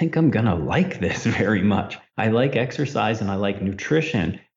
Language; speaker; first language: English; early bilingual, other home language; Italian